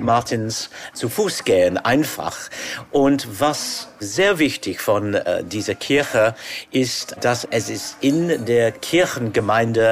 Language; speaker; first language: German; non-native, fluent; English